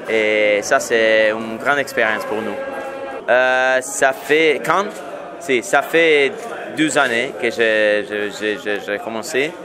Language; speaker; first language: French; non-native, fluent; Italian